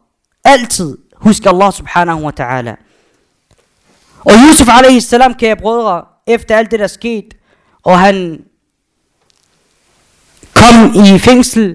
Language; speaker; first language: Danish; non-native, fluent; Arabic